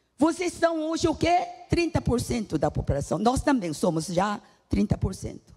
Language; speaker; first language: Portuguese; non-native, fluent; Korean